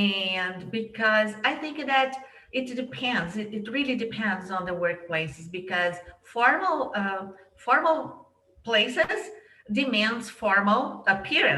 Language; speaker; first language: English; non-native, fluent; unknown